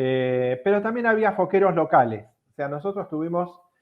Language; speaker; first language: Spanish; native; Spanish